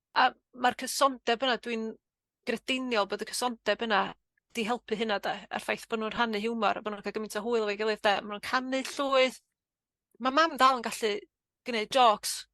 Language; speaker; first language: Welsh; native; Welsh